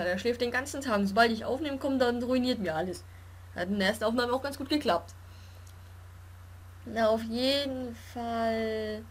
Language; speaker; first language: German; native; German